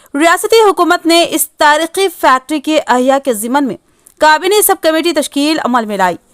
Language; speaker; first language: Hindi; non-native, local second language; Urdu